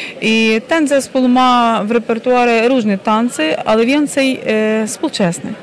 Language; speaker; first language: Polish; non-native, learner; Ukrainian